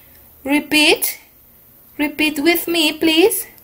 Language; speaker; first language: English; non-native, fluent; Spanish